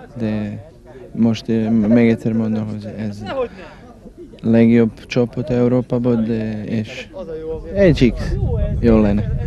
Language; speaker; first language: Hungarian; non-native, learner; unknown